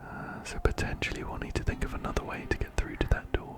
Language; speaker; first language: English; native; English